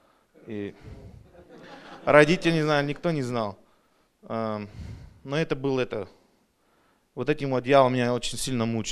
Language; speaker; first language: Russian; early bilingual, heritage; Russian